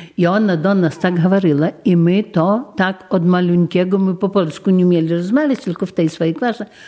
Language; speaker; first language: Polish; non-native, local second language; Belarusian